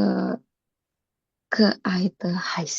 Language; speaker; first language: Chinese; non-native, learner; Indonesian